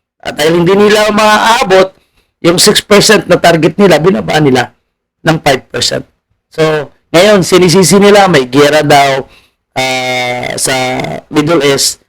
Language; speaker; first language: Filipino; native; Filipino